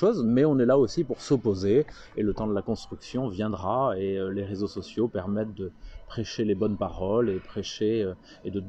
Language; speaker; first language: French; native; French